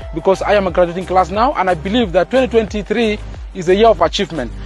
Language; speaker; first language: English; non-native, fluent; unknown